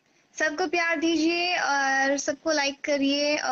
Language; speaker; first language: Hindi; native; Hindi